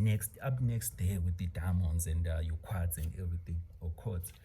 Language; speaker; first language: English; non-native, local second language; Xhosa